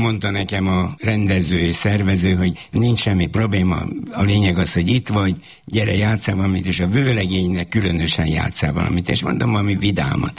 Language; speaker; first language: Hungarian; native; Hungarian